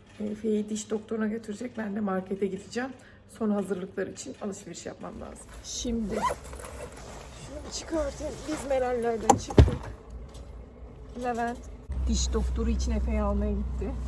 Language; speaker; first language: Turkish; early bilingual, other home language; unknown